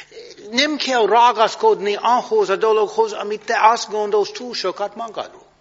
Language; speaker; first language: Hungarian; non-native, fluent; English